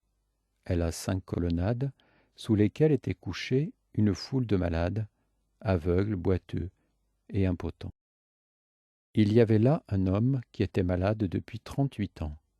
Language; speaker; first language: French; native; French